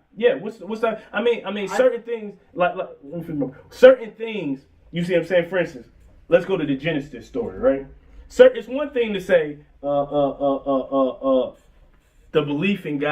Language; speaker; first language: English; native; English